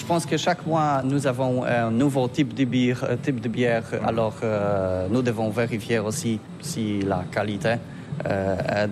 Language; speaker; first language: French; non-native, learner; Polish